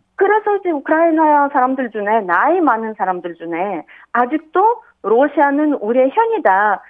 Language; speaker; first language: Korean; non-native, fluent; Ukrainian